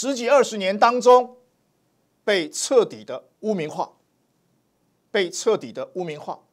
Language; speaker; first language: Chinese; native; Chinese